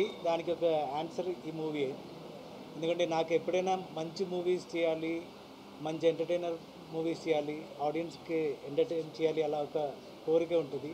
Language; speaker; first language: Telugu; non-native, fluent; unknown